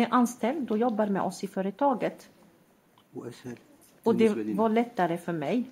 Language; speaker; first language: Swedish; non-native, fluent; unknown